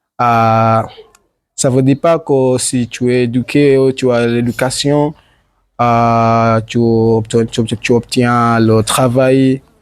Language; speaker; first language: French; non-native, learner; Swahili